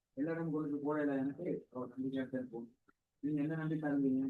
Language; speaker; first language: Tamil; native; Tamil